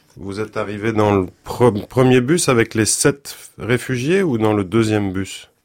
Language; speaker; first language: French; native; French